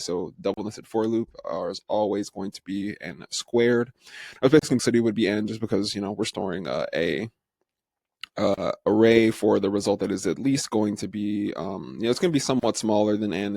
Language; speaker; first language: English; native; English